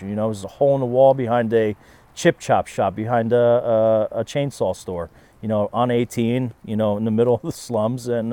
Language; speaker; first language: English; native; English